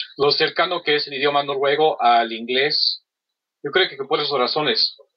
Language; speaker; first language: Spanish; non-native, fluent; English